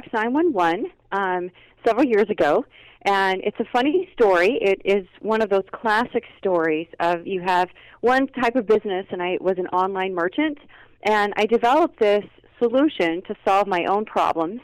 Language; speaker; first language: English; native; English